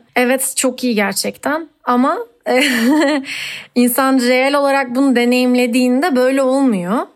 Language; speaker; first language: Turkish; native; Turkish